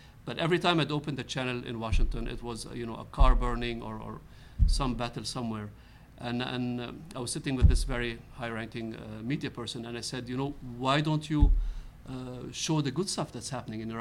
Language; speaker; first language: English; non-native, fluent; Arabic